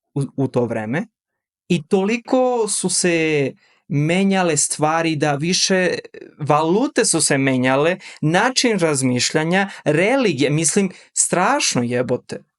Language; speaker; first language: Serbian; early bilingual, heritage; Serbian